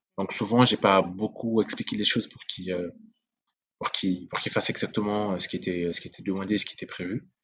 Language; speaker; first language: French; non-native, local second language; Sango